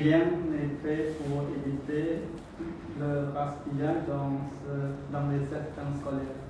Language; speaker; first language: French; non-native, learner; Khmer